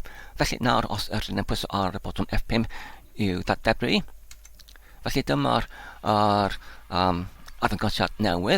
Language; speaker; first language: Welsh; non-native, learner; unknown